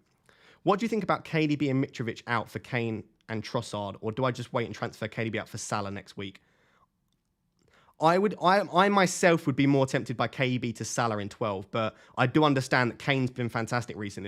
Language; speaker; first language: English; native; English